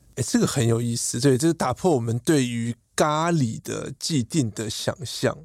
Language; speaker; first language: Chinese; native; Chinese